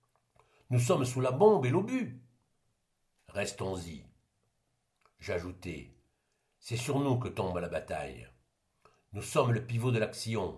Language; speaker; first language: French; native; French